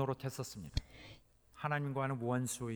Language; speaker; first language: Japanese; non-native, fluent; Korean